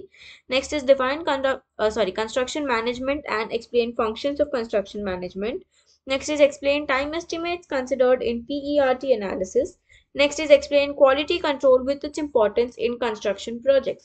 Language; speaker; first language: English; non-native, local second language; Hindi